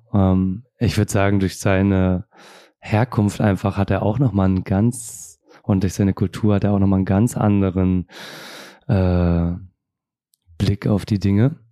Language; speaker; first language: German; native; German